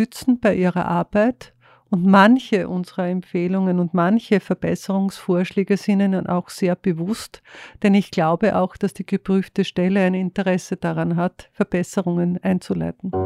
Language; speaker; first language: German; native; German